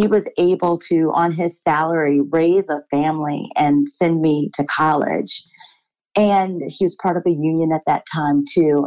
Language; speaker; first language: English; native; English